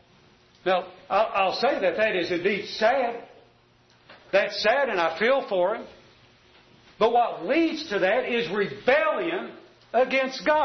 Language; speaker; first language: English; native; English